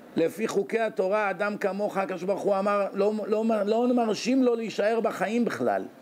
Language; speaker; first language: Hebrew; native; Hebrew